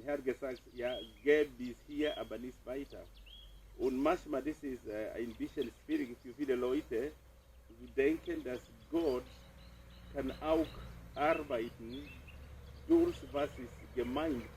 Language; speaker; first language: German; non-native, fluent; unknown